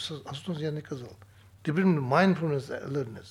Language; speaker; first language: Russian; non-native, learner; Tibetan